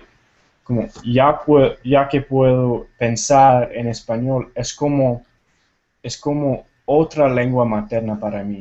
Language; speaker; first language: Spanish; non-native, fluent; Tamil